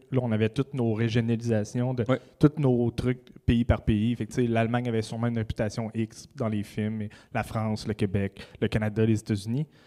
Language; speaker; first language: French; native; French